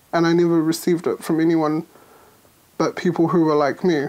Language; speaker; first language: English; native; English